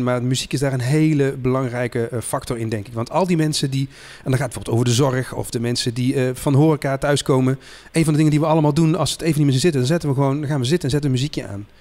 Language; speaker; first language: Dutch; native; Dutch